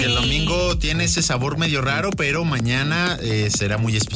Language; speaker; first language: Spanish; native; Spanish